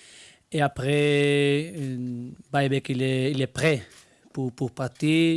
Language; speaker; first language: French; non-native, learner; Spanish